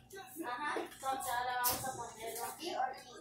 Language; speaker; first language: Spanish; early bilingual, heritage; Spanish